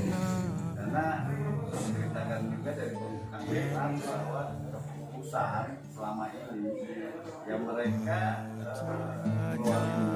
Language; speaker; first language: Indonesian; native; Indonesian